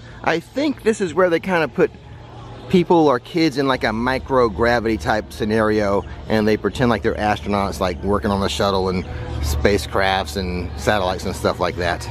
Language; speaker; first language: English; native; English